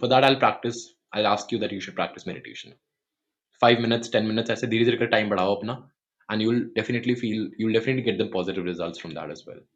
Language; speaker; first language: English; non-native, local second language; Hindi